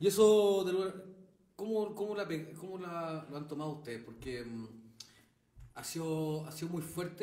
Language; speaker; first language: Spanish; native; Spanish